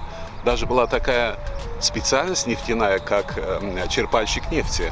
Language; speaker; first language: Russian; native; Russian